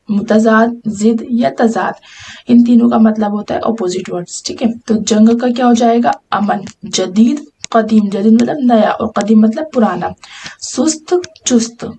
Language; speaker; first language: Urdu; native; Urdu